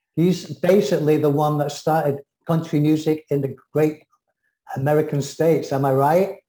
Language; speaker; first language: English; native; English